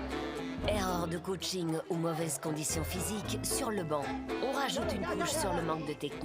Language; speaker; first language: French; native; French